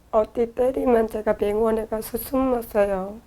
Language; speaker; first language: Korean; non-native, learner; Vietnamese